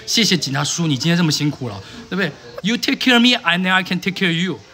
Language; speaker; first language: Chinese; native; Chinese